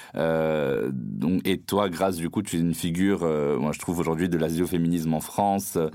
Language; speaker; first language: French; non-native, local second language; Arabic